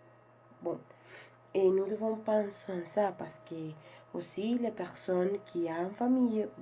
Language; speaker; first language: French; non-native, learner; Spanish